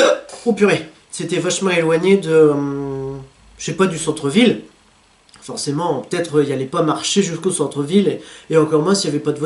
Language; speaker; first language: French; native; French